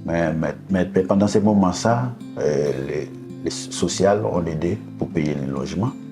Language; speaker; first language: French; non-native, learner; Haitian Creole